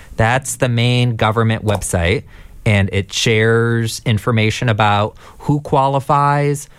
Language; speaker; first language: English; native; English